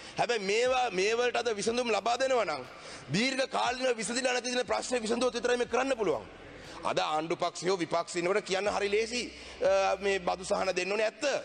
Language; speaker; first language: Sinhala; non-native, local second language; Tamil